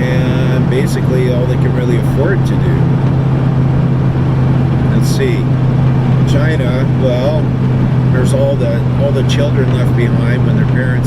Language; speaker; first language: English; native; English